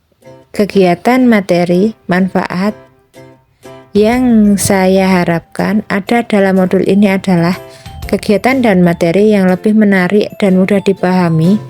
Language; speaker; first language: Indonesian; native; Indonesian